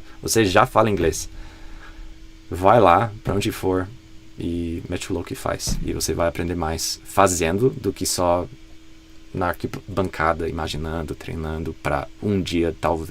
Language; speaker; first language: Portuguese; non-native, fluent; English